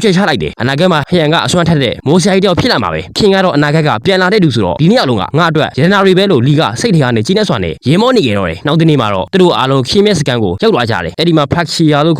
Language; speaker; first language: Burmese; native; Burmese